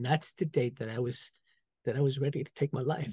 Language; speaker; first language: English; early bilingual, other home language; Spanish